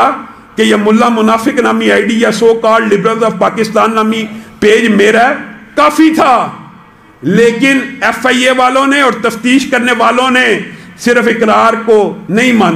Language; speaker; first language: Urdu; non-native, local second language; Punjabi